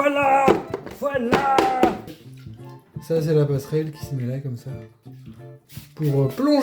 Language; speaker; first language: French; native; French